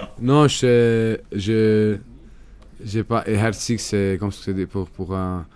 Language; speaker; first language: French; non-native, fluent; Spanish